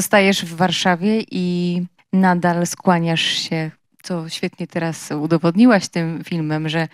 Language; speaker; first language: Polish; native; Polish